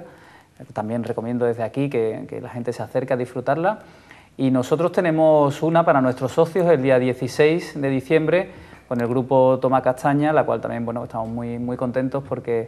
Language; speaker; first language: Spanish; native; Spanish